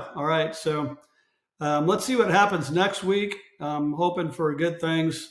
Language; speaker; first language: English; native; English